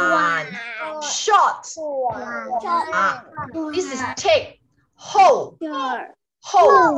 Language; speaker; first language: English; non-native, local second language; Chinese